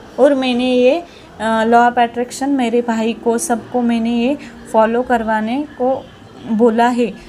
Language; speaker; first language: Hindi; non-native, local second language; Marathi